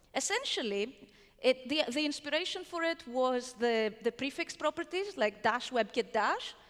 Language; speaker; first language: English; non-native, fluent; Greek